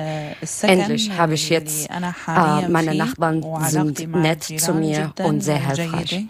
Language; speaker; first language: German; non-native, learner; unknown